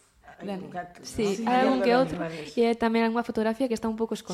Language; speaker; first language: Galician; native; Galician